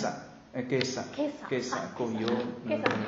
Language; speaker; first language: Japanese; non-native, learner; Vietnamese